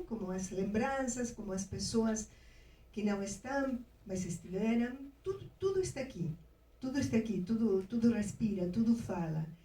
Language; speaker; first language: Portuguese; non-native, fluent; Spanish